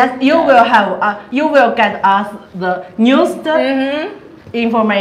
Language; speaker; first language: English; non-native, learner; Chinese